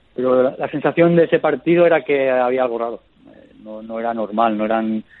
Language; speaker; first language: Spanish; native; Spanish